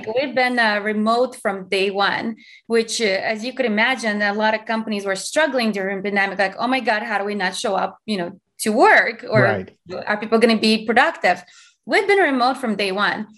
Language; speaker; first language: English; non-native, fluent; Azerbaijani